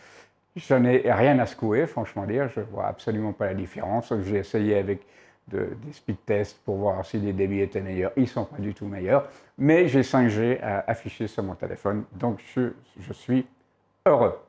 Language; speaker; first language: French; native; French